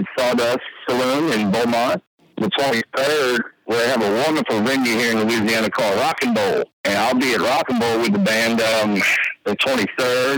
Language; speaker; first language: English; native; English